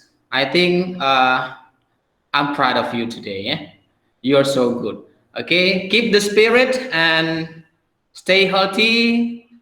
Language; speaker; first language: English; non-native, fluent; Indonesian